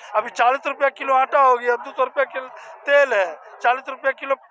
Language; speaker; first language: Hindi; native; Hindi